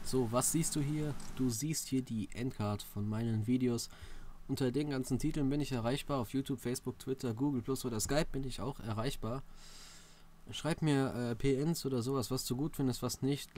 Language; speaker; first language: German; native; German